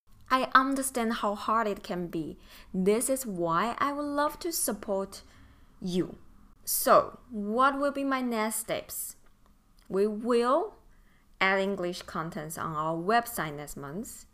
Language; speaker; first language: English; non-native, fluent; Chinese